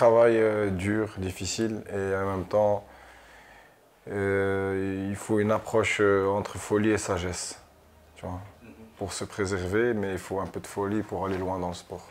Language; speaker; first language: French; early bilingual, other home language; Arabic